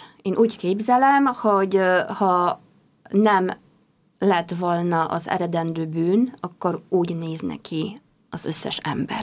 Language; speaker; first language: Hungarian; non-native, fluent; Polish